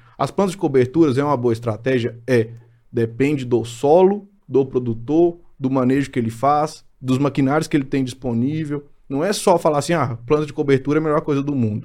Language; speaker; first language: Portuguese; native; Portuguese